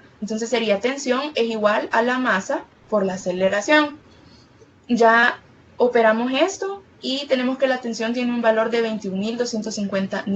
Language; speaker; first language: Spanish; native; Spanish